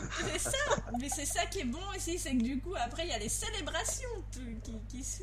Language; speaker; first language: French; native; French